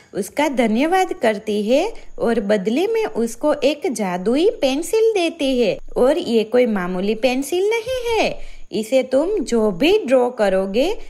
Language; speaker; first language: Hindi; native; Hindi